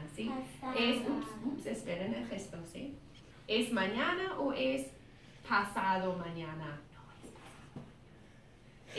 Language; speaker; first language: Spanish; non-native, fluent; English